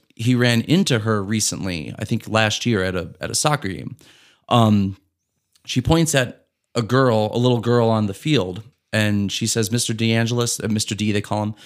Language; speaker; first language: English; native; English